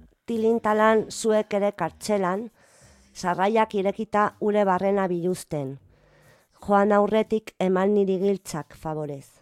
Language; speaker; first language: Basque; non-native, local second language; Spanish